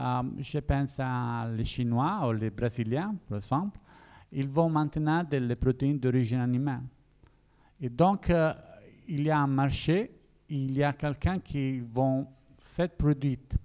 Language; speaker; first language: French; non-native, learner; Italian